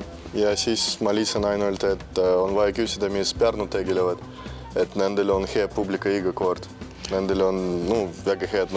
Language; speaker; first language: Estonian; non-native, local second language; Russian